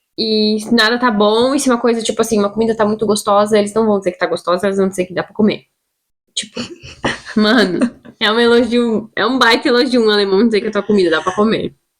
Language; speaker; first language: Portuguese; native; Portuguese